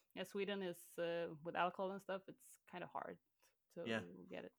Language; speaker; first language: English; non-native, fluent; Swedish